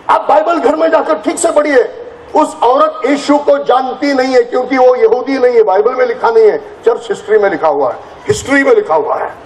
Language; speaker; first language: Hindi; non-native, local second language; Marathi